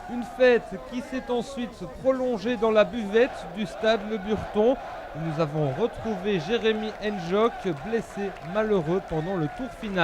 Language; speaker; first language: French; native; French